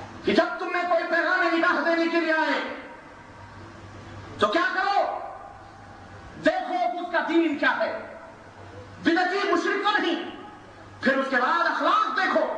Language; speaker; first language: Urdu; native; Urdu